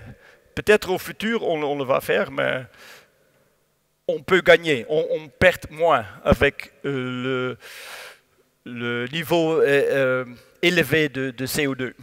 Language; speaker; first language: French; non-native, learner; Dutch